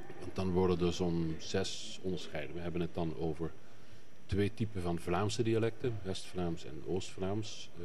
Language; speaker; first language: Dutch; native; Dutch